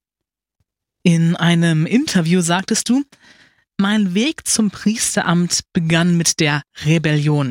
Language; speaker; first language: German; native; German